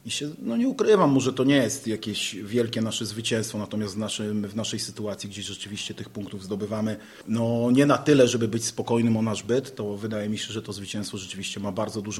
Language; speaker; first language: Polish; native; Polish